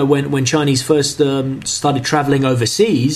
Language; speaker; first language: English; native; English